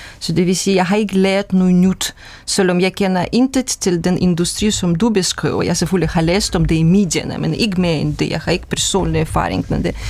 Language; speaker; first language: Danish; non-native, fluent; Russian